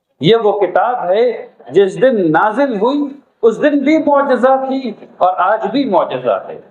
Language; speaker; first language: Urdu; native; Urdu